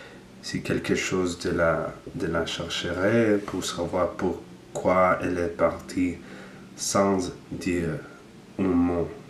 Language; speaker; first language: French; non-native, learner; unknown